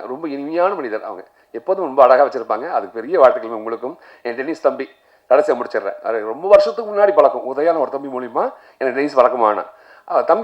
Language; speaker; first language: Tamil; native; Tamil